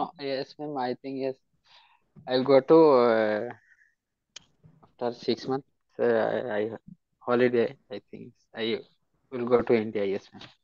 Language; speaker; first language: English; non-native, learner; Hindi